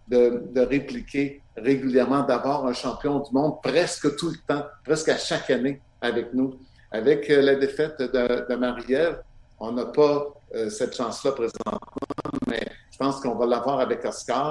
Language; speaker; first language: French; native; French